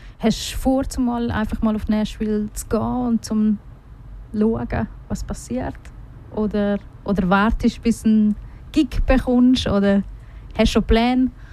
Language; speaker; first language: German; native; German